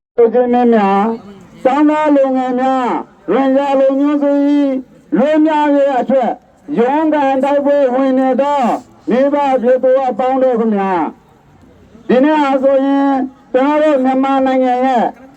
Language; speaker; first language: Burmese; non-native, local second language; Rohingya